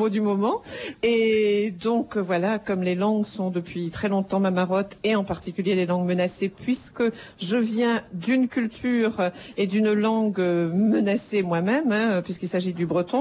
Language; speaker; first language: French; native; French